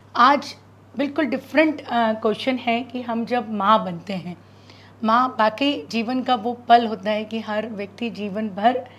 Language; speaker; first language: Hindi; native; Hindi